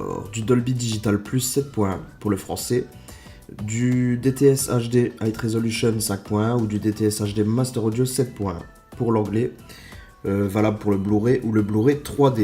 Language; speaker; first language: French; native; French